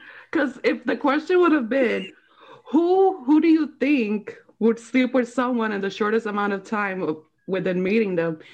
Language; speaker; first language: English; early bilingual, other home language; Spanish